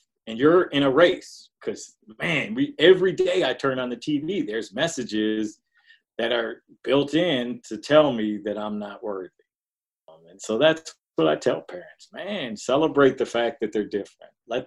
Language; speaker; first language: English; native; English